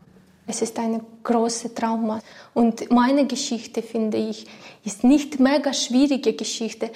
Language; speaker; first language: German; non-native, learner; Ukrainian